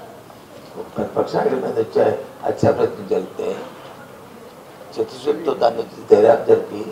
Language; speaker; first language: Telugu; native; Telugu